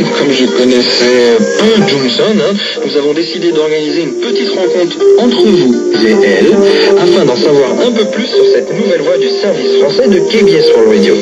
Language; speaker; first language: French; native; French